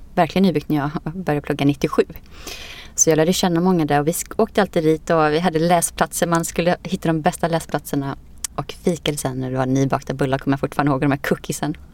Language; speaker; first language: Swedish; early bilingual, other home language; Icelandic